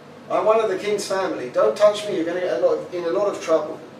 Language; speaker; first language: English; native; English